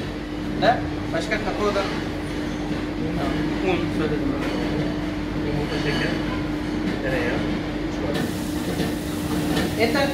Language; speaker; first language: Russian; non-native, learner; Turkish